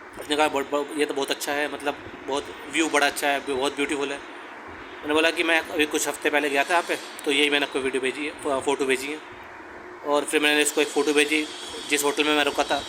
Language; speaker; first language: Hindi; native; Hindi